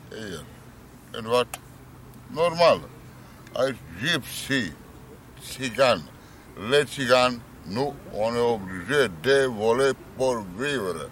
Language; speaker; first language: English; non-native, learner; Romany